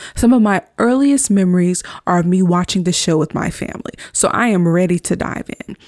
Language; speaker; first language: English; native; English